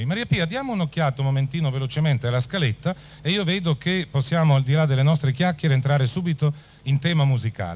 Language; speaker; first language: Italian; native; Italian